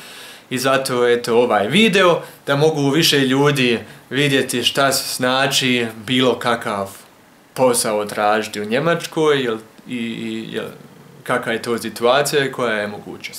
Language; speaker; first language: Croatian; early bilingual, heritage; Croatian